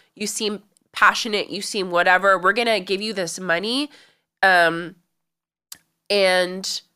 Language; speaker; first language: English; native; English